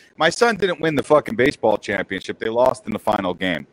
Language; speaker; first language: English; native; English